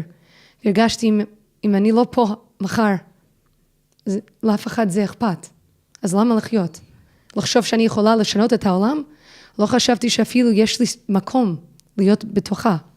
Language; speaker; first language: Hebrew; non-native, fluent; English